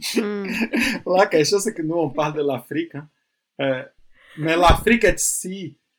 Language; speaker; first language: French; non-native, fluent; Portuguese